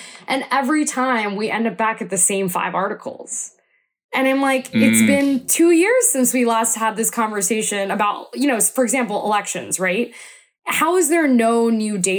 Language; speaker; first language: English; native; English